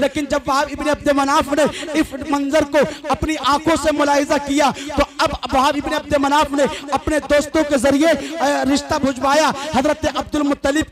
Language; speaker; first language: Hindi; native; Hindi